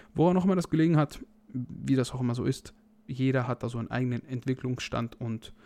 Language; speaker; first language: German; native; German